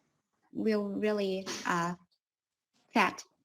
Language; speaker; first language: English; non-native, learner; Vietnamese